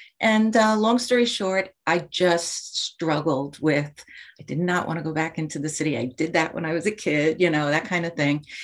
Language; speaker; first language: English; native; English